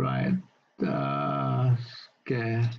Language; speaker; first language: English; non-native, local second language; Indonesian